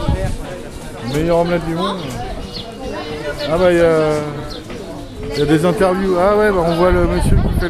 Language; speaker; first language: French; native; French